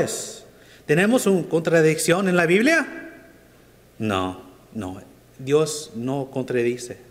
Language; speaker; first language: Spanish; non-native, fluent; English